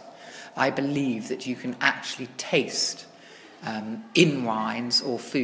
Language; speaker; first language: English; native; English